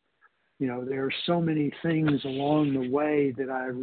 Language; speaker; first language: English; native; English